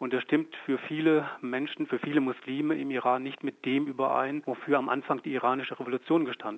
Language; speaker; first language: German; native; German